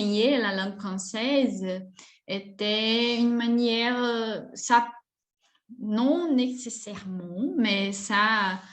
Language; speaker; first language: French; non-native, fluent; Portuguese